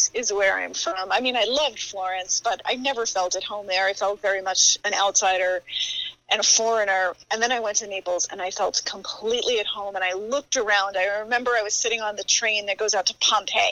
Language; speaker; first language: English; native; English